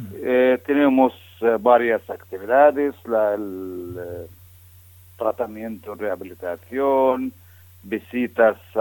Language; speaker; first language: Spanish; non-native, fluent; Arabic